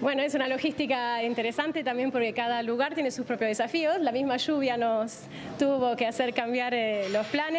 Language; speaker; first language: Spanish; native; Spanish